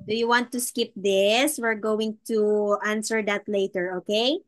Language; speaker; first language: English; non-native, local second language; Filipino